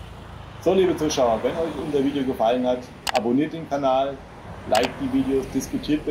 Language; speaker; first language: German; native; German